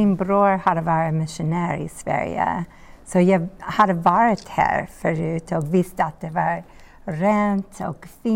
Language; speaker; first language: Swedish; non-native, learner; English